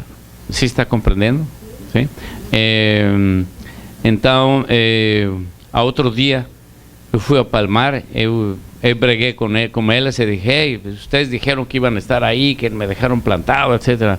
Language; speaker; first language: Portuguese; non-native, learner; Spanish